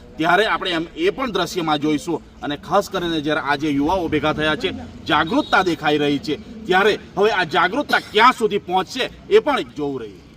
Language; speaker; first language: Gujarati; native; Gujarati